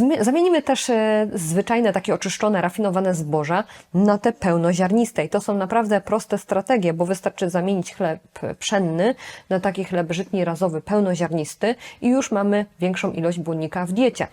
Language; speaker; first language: Polish; native; Polish